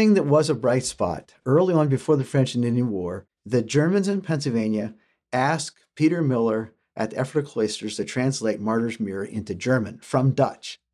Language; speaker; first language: English; early bilingual, other home language; German